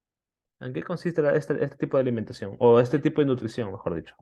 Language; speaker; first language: Spanish; native; Spanish